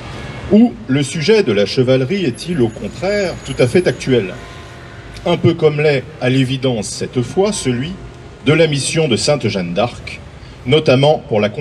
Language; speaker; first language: French; native; French